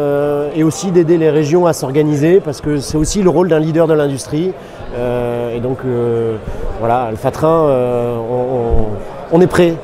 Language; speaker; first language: French; native; French